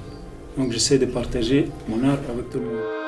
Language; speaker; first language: French; non-native, local second language; Arabic